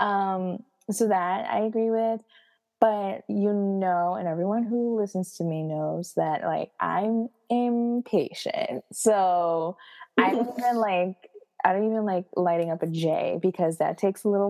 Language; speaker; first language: English; non-native, fluent; Haitian Creole